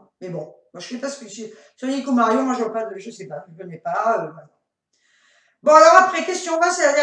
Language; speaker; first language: French; native; French